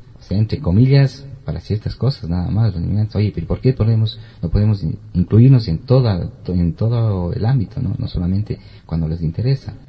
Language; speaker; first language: Spanish; native; Spanish